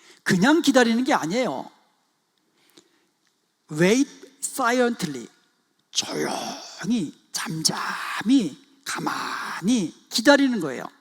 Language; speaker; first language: Korean; native; Korean